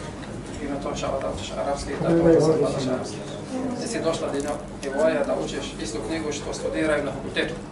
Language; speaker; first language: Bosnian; non-native, fluent; Arabic